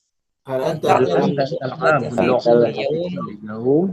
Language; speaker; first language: Arabic; non-native, learner; Indonesian